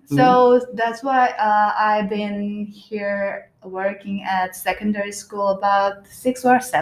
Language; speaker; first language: English; non-native, learner; Korean